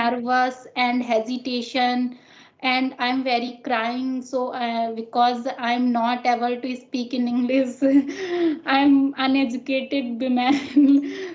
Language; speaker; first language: English; non-native, learner; Hindi